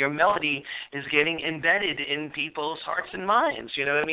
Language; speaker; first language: English; native; English